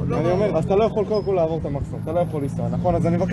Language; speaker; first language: Hebrew; native; Hebrew